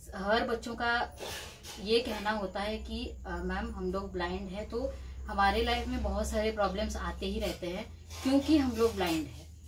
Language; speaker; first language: Hindi; non-native, local second language; Konkani